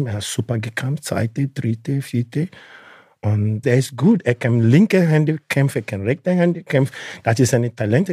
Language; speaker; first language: German; non-native, learner; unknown